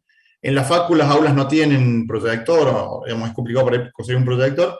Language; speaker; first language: Spanish; native; Spanish